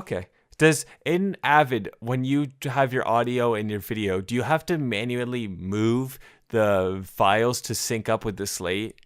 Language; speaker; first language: English; native; English